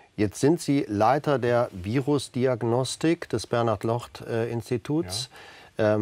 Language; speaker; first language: German; native; German